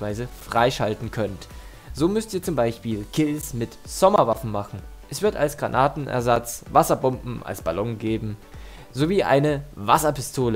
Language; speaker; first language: German; native; German